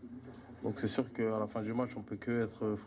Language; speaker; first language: French; native; French